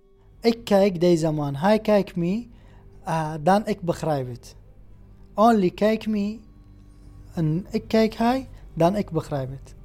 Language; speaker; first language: Dutch; non-native, learner; Arabic